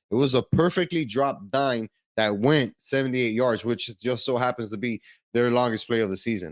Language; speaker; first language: English; native; English